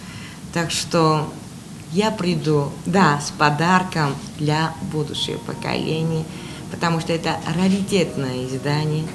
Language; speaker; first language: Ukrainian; non-native, learner; Georgian